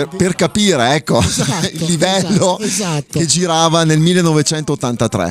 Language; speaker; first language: Italian; native; Italian